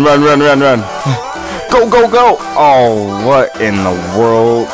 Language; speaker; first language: English; native; English